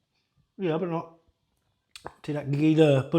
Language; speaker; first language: Indonesian; non-native, learner; English